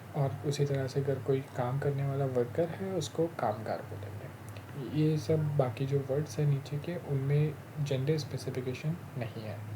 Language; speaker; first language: Hindi; non-native, local second language; Marathi